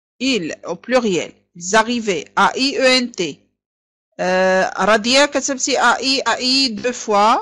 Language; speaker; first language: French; non-native, fluent; Arabic